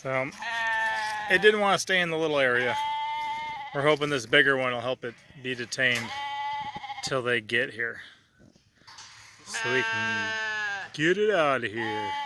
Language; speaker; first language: English; native; English